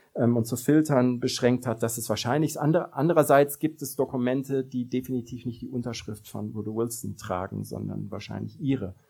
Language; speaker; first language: German; native; German